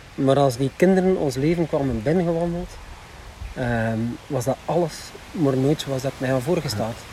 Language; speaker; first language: Dutch; native; Dutch